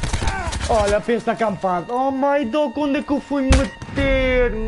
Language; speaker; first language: Portuguese; native; Portuguese